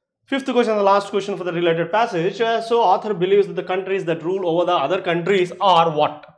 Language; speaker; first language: English; non-native, local second language; Telugu